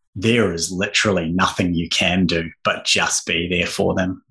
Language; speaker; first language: English; native; English